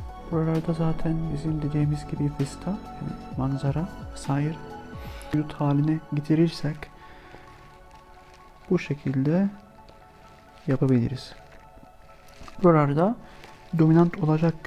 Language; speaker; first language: Turkish; non-native, fluent; Arabic